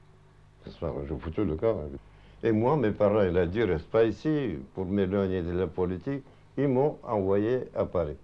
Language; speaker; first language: French; non-native, fluent; Russian